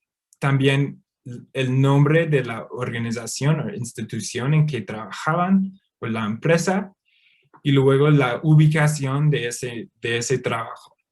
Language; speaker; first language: Spanish; non-native, fluent; English